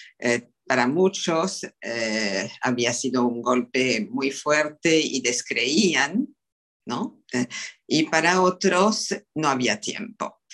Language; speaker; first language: Spanish; non-native, fluent; French